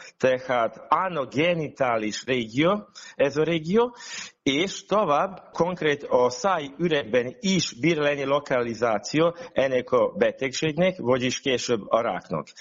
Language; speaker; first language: Hungarian; non-native, local second language; Serbian